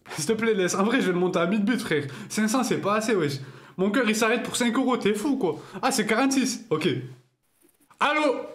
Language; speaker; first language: French; native; French